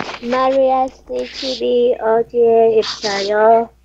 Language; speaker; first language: Korean; non-native, learner; Vietnamese